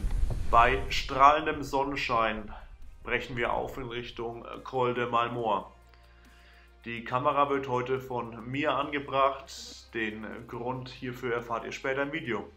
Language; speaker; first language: German; native; German